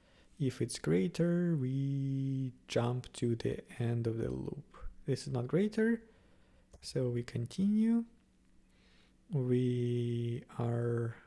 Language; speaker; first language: English; non-native, fluent; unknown